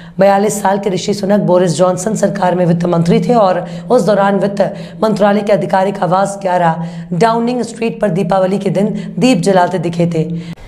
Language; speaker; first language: Hindi; native; Hindi